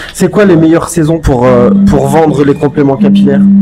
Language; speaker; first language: French; native; French